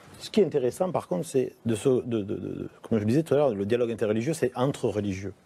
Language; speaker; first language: French; native; French